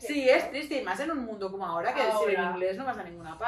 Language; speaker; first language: Spanish; native; Spanish